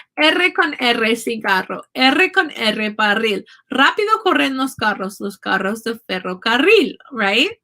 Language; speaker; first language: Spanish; non-native, fluent; English